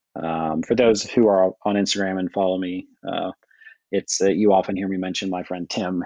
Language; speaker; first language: English; native; English